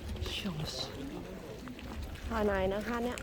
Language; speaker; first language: Danish; non-native, learner; Thai